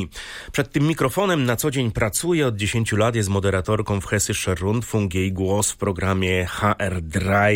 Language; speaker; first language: Polish; native; Polish